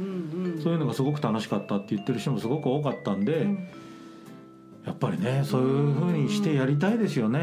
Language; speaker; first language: Japanese; native; Japanese